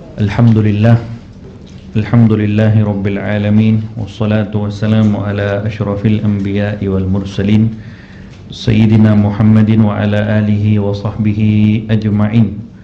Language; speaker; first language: Malay; non-native, fluent; Malayalam